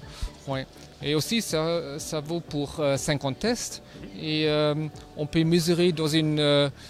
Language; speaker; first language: French; non-native, fluent; German